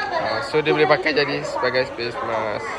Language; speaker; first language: Malay; native; Malay